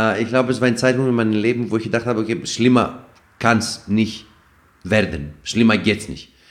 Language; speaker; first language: German; non-native, fluent; Greek